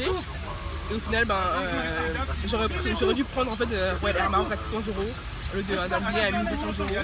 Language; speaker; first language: French; native; French